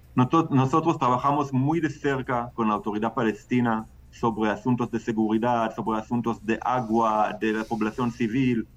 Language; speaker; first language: Spanish; non-native, fluent; Hebrew